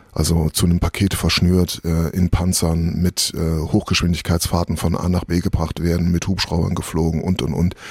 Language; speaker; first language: German; native; German